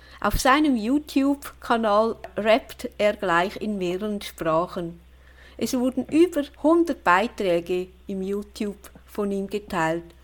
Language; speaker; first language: German; native; German